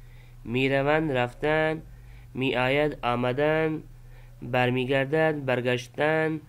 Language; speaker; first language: Persian; non-native, fluent; Urdu